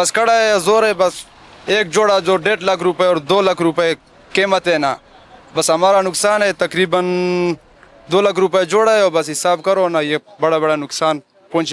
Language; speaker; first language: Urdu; non-native, local second language; Pashto